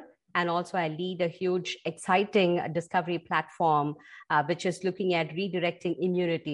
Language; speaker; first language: English; non-native, local second language; Tamil